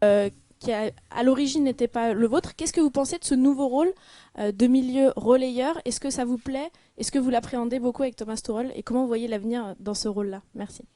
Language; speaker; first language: French; native; French